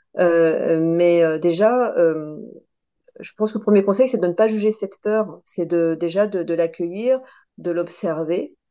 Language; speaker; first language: French; native; French